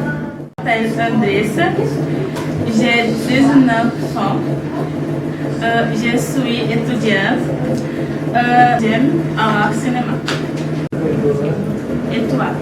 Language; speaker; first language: French; non-native, learner; Portuguese